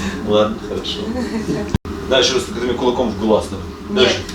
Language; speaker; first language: Russian; native; Russian